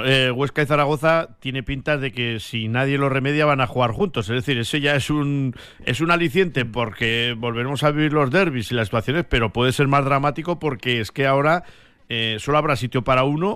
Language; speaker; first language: Spanish; native; Spanish